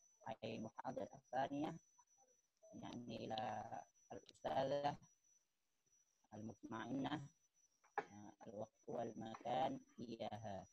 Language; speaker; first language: Arabic; non-native, learner; Indonesian